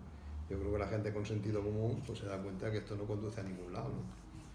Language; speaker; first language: Spanish; native; Spanish